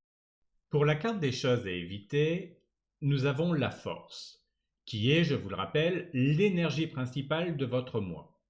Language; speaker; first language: French; native; French